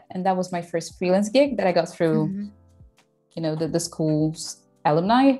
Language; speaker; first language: English; non-native, fluent; Portuguese